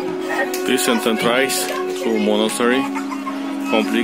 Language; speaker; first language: English; non-native, learner; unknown